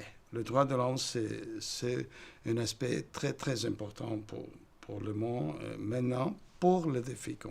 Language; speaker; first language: French; non-native, fluent; Spanish